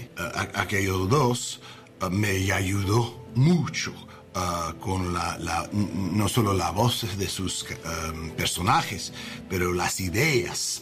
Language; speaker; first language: Spanish; non-native, learner; English